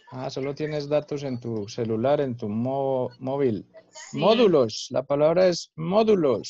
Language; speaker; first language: Spanish; native; Spanish